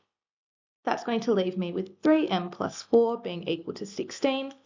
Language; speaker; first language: English; native; English